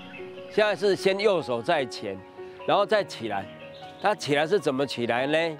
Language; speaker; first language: Chinese; native; Chinese